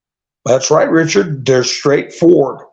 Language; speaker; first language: English; native; English